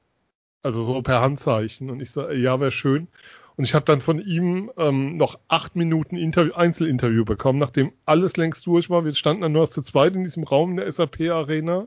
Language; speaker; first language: German; native; German